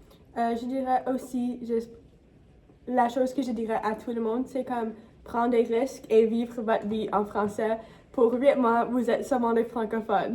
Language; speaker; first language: French; non-native, local second language; English